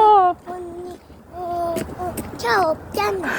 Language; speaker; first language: Korean; early bilingual, other home language; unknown